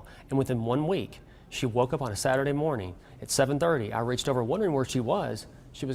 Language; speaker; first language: English; native; English